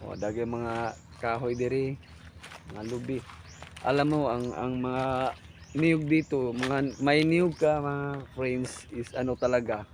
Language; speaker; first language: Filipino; non-native, local second language; Cebuano